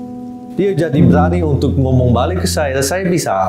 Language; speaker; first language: Indonesian; non-native, learner; Dutch